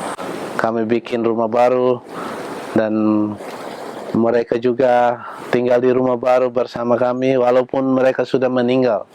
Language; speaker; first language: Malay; non-native, local second language; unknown